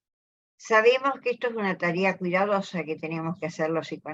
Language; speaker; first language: Spanish; native; Spanish